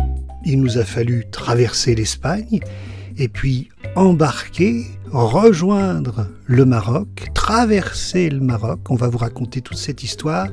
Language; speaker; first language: French; native; French